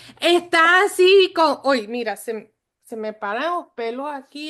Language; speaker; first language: Spanish; non-native, fluent; English